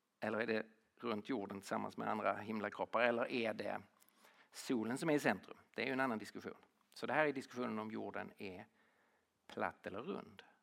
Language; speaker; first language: Swedish; native; Swedish